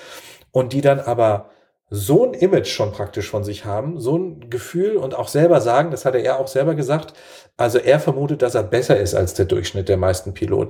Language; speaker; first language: German; native; German